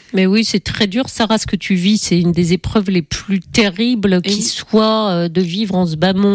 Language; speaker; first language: French; native; French